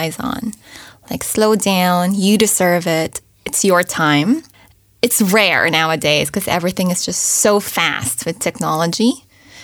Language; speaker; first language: English; native; English